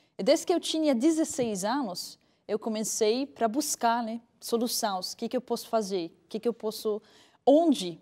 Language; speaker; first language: Portuguese; non-native, fluent; Arabic